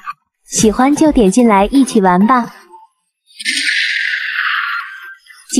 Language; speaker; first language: Chinese; native; Chinese